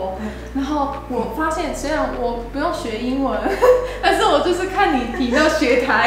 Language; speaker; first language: Chinese; non-native, fluent; English